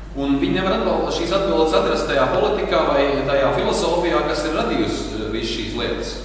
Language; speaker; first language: Latvian; native; Latvian